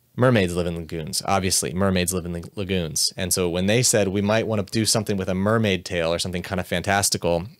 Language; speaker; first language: English; native; English